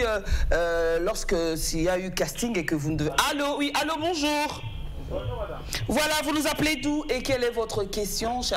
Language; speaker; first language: French; native; French